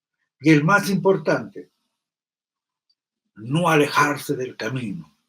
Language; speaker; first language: Spanish; native; Spanish